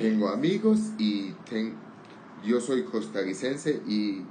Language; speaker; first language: Spanish; non-native, learner; Armenian